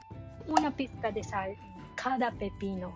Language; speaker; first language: Spanish; non-native, learner; Japanese